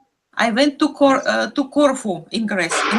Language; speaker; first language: English; non-native, learner; Russian